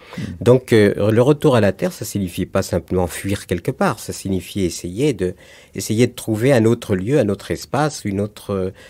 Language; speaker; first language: French; non-native, local second language; Arabic